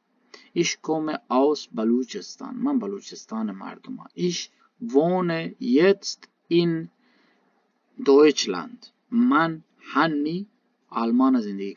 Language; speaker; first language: German; non-native, learner; Baluchi